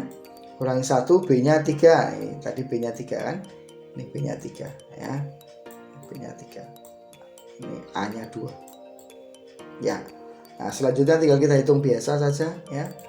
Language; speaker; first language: Indonesian; native; Indonesian